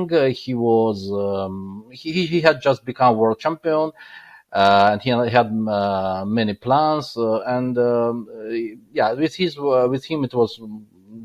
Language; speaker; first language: English; non-native, fluent; Azerbaijani